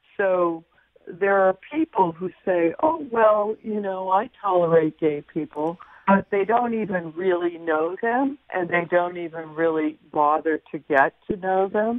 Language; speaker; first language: English; native; English